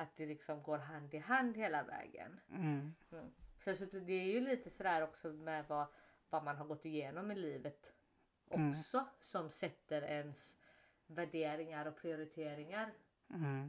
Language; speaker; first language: Swedish; native; Swedish